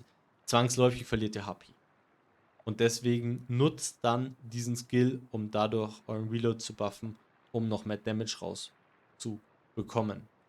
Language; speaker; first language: German; native; German